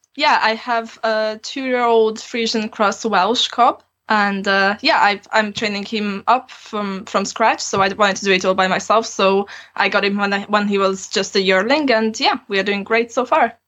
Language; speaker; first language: English; non-native, fluent; Romanian